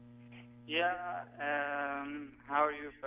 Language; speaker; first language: English; non-native, learner; Arabic